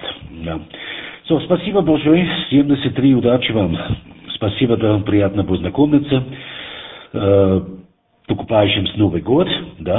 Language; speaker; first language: Russian; non-native, learner; German